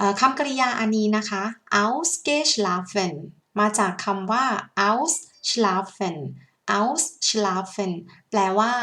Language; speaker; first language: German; non-native, learner; Thai